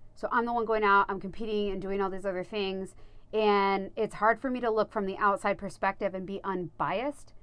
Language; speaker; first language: English; native; English